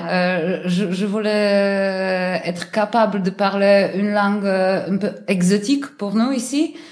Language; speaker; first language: French; non-native, learner; Polish